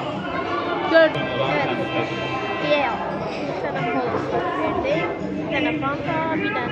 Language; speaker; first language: Turkish; non-native, local second language; Azerbaijani